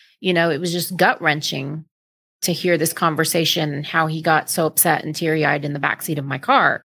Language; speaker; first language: English; native; English